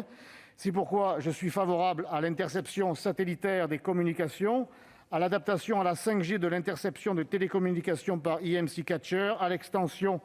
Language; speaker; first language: French; native; French